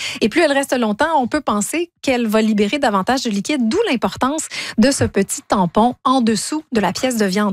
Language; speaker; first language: French; native; French